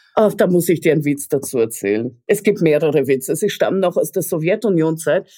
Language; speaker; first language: German; early bilingual, other home language; Russian